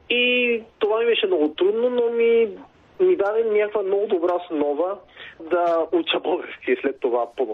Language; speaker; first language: Bulgarian; non-native, fluent; Spanish